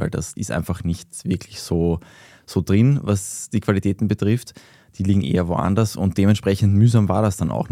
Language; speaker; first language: German; native; German